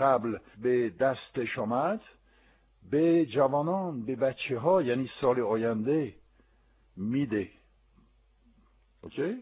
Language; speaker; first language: Persian; non-native, fluent; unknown